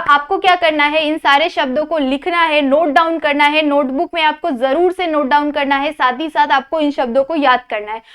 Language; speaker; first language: Hindi; non-native, local second language; Marathi